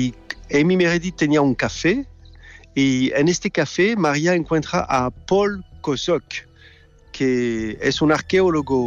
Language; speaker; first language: Spanish; non-native, learner; French